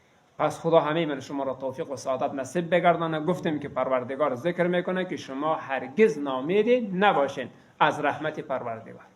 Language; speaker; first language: Persian; native; Persian